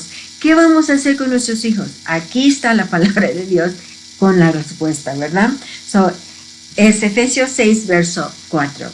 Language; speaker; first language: Spanish; early bilingual, heritage; Spanish